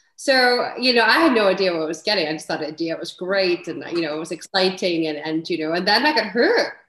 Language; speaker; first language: English; non-native, fluent; Icelandic